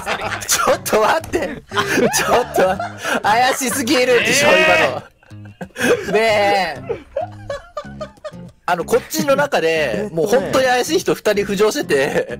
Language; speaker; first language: Japanese; native; Japanese